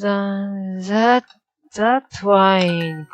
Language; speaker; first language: English; non-native, learner; Japanese